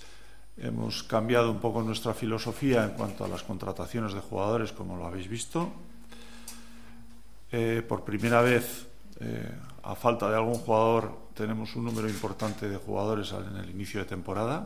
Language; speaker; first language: Spanish; native; Spanish